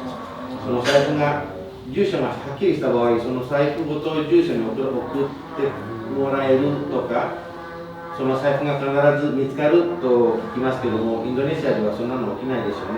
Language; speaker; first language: Japanese; non-native, fluent; Indonesian